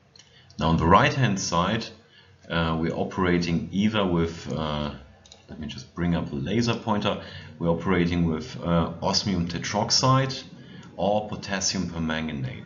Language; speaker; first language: English; non-native, fluent; German